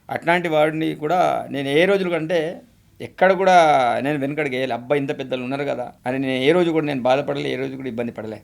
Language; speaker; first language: Telugu; non-native, local second language; Gondi